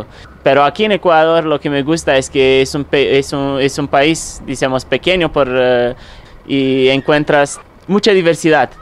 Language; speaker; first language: Spanish; non-native, fluent; Romanian